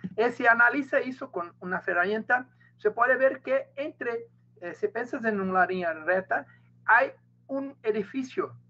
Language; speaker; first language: Spanish; non-native, learner; Portuguese